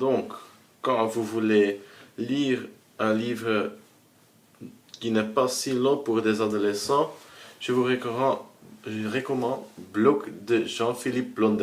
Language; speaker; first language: French; non-native, learner; Dutch